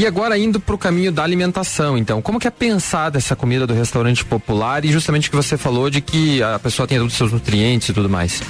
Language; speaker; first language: Portuguese; native; Portuguese